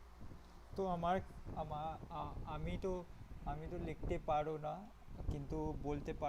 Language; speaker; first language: Bangla; non-native, learner; Hindi